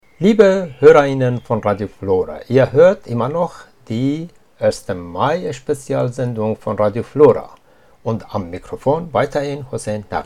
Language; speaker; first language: German; non-native, fluent; Persian